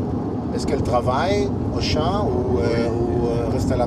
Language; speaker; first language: French; non-native, learner; Hebrew